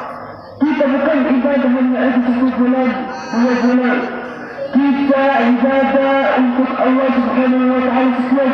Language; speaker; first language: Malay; non-native, learner; Arabic